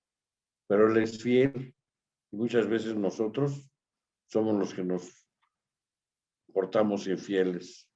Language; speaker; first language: Spanish; native; Spanish